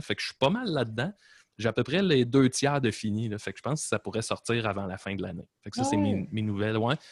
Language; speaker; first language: French; native; French